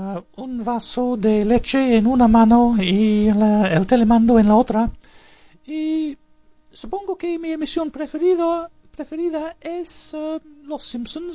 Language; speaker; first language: Spanish; non-native, learner; English